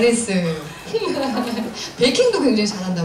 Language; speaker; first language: Korean; native; Korean